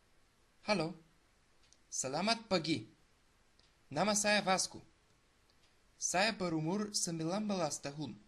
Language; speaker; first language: Indonesian; non-native, learner; Bulgarian